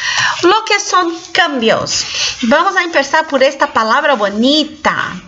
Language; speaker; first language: Spanish; non-native, fluent; Portuguese